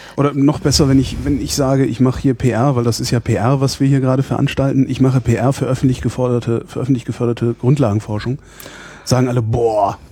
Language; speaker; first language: German; native; German